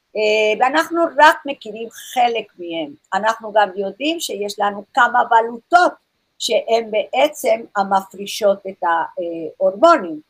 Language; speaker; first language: Hebrew; non-native, fluent; English